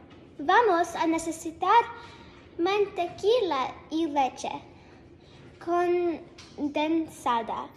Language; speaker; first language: Spanish; non-native, learner; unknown